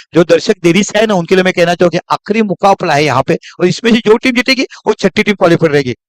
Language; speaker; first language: Hindi; non-native, local second language; Marathi